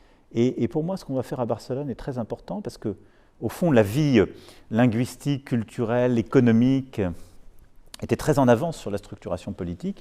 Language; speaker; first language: French; native; French